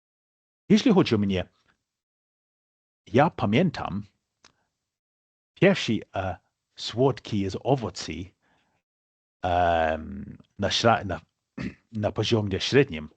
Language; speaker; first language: Polish; non-native, fluent; English